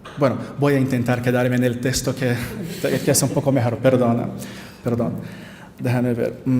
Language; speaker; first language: Spanish; non-native, learner; Portuguese